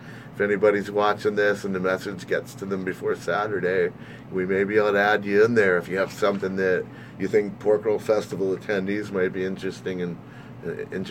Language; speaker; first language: English; native; English